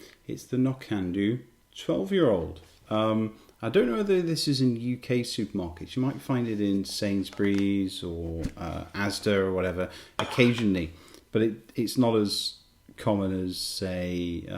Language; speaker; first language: English; native; English